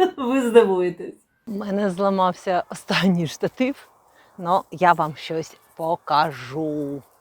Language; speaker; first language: Ukrainian; non-native, local second language; Russian